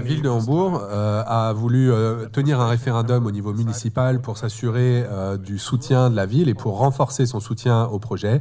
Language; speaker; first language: French; native; French